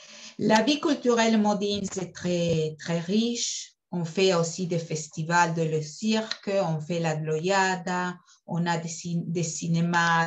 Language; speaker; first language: French; non-native, fluent; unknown